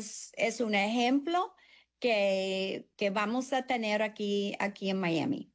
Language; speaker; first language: Spanish; non-native, fluent; English